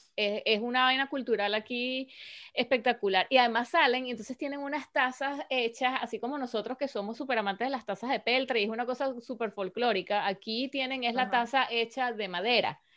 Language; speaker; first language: Spanish; native; Spanish